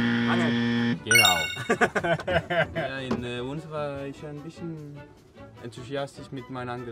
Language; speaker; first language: German; non-native, learner; Danish